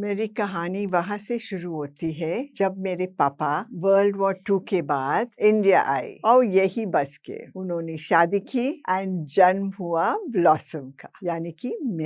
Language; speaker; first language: Hindi; non-native, local second language; English